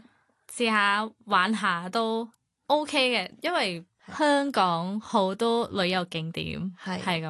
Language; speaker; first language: Cantonese; non-native, fluent; Thai